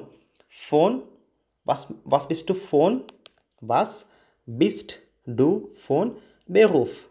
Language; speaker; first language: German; non-native, learner; Tamil